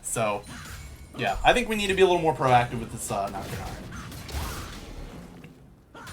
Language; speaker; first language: English; native; English